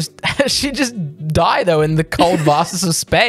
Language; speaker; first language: English; native; English